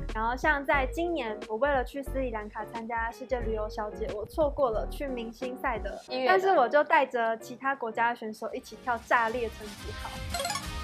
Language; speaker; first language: Chinese; native; Chinese